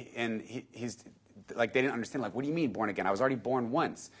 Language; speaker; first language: English; native; English